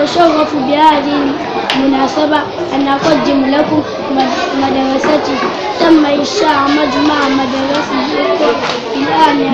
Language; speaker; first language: Arabic; non-native, learner; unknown